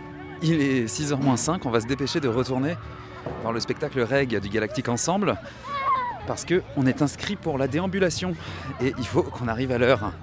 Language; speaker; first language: French; native; French